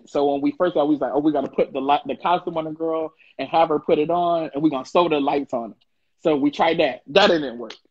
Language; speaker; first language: English; native; English